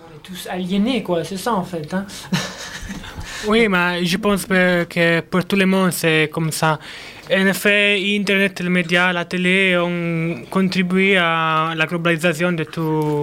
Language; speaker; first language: French; non-native, learner; Italian